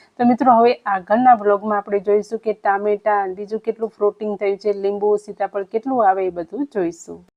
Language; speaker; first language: Gujarati; non-native, local second language; Kachhi